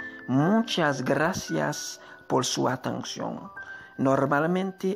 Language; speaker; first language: Spanish; non-native, learner; Haitian Creole